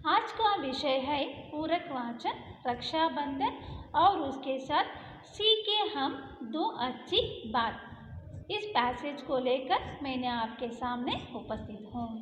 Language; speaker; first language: Hindi; non-native, local second language; Kannada